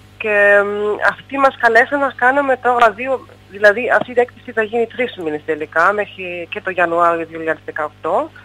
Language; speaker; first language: Greek; non-native, fluent; German